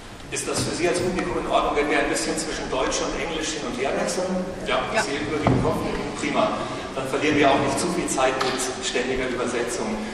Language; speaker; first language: German; native; German